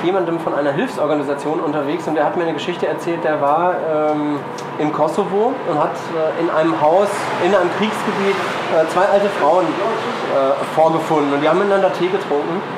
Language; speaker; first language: German; native; German